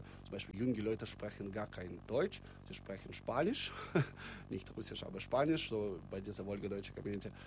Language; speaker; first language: German; non-native, fluent; Russian